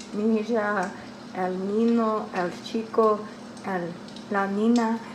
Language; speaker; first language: Spanish; non-native, learner; English